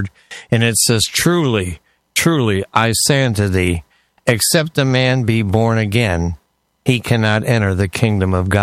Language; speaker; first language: English; native; English